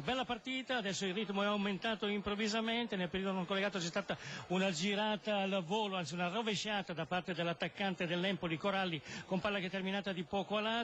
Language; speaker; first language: Italian; native; Italian